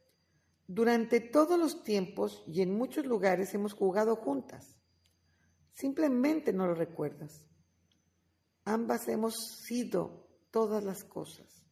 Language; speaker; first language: Spanish; native; Spanish